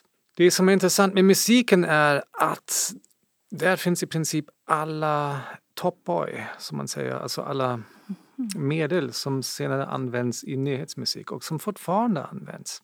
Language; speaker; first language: Swedish; non-native, fluent; German